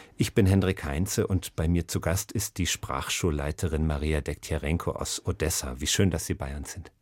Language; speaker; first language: German; native; German